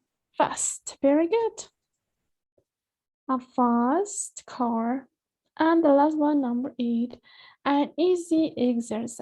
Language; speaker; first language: English; non-native, fluent; Spanish